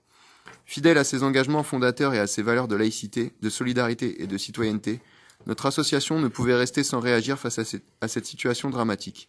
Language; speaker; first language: French; native; French